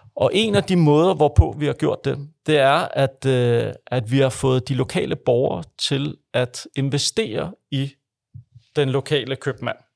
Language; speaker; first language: Danish; native; Danish